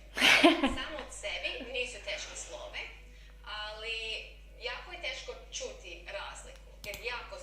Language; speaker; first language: Croatian; non-native, learner; English